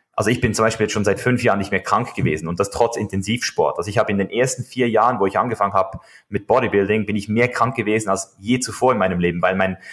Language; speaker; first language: German; native; German